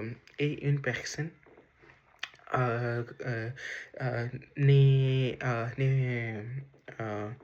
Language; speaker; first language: French; non-native, learner; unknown